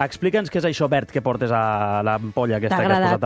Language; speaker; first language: Catalan; native; Catalan